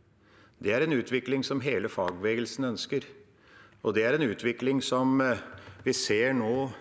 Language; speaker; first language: Norwegian; native; Norwegian